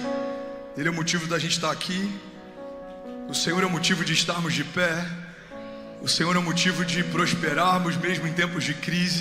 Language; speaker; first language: Portuguese; native; Portuguese